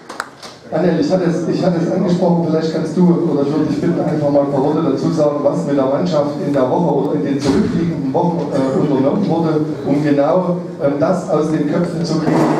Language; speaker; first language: German; native; German